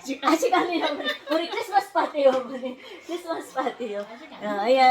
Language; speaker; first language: Korean; non-native, learner; Filipino